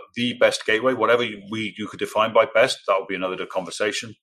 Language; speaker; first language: English; native; English